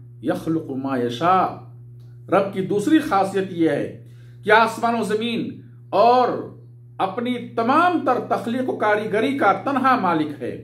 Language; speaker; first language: Urdu; native; Urdu